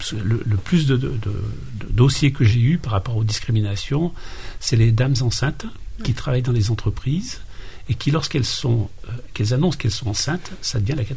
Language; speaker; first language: French; native; French